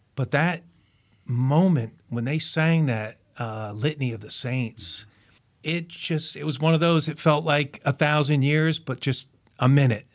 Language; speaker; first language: English; native; English